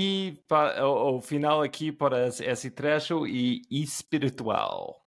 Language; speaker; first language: Portuguese; non-native, fluent; English